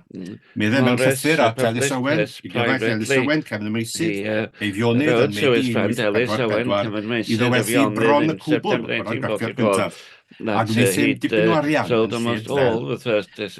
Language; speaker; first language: Welsh; native; Welsh